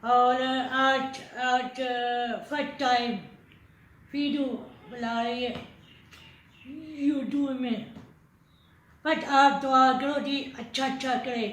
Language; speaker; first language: Hindi; non-native, learner; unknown